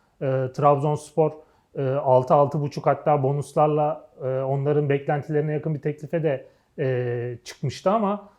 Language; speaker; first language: Turkish; native; Turkish